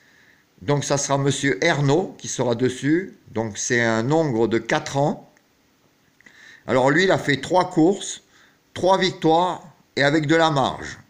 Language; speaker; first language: French; native; French